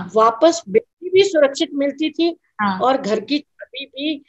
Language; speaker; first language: Hindi; native; Hindi